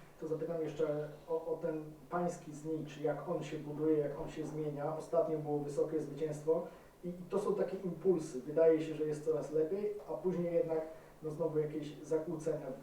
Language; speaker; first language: Polish; native; Polish